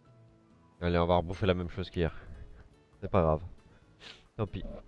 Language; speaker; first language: French; native; French